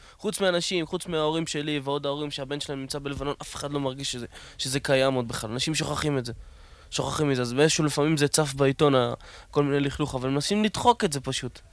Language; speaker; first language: Hebrew; native; Hebrew